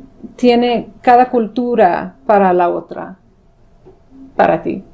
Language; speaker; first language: Spanish; non-native, fluent; English